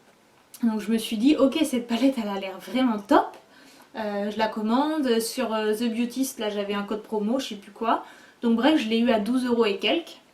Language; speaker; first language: French; native; French